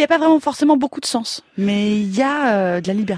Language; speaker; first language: French; native; French